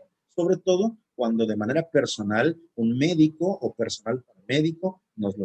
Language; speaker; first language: Spanish; native; Spanish